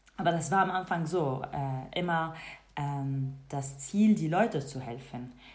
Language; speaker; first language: German; non-native, fluent; Kurdish